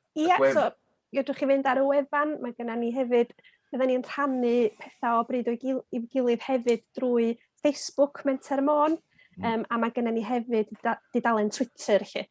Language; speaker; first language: Welsh; native; Welsh